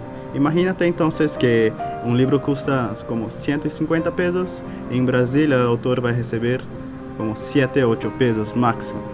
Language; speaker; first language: Spanish; non-native, fluent; Portuguese